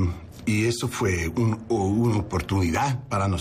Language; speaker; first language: Spanish; early bilingual, heritage; English